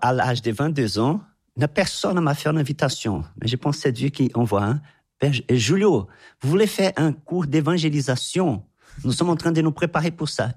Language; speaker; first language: French; non-native, fluent; Portuguese